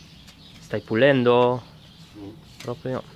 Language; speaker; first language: Italian; non-native, fluent; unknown